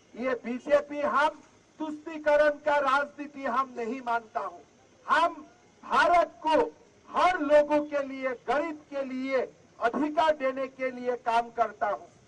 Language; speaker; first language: Hindi; non-native, local second language; Assamese